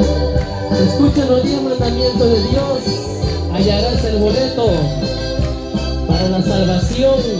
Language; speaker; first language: Spanish; native; Spanish